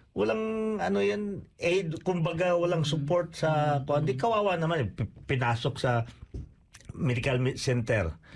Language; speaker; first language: Filipino; non-native, local second language; Cebuano